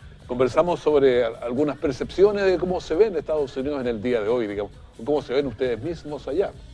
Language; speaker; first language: Spanish; native; Spanish